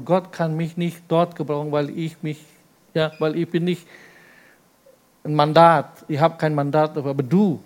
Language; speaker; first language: German; non-native, fluent; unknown